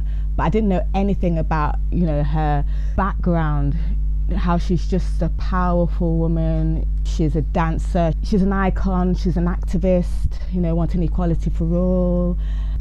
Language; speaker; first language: English; native; English